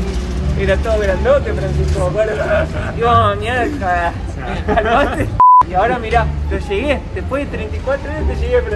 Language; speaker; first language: Spanish; native; Spanish